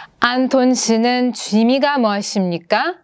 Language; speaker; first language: Korean; non-native, fluent; Russian